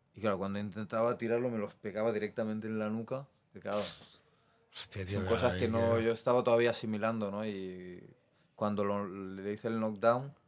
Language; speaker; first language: Spanish; native; Spanish